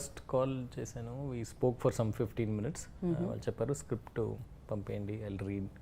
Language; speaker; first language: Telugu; non-native, learner; Tamil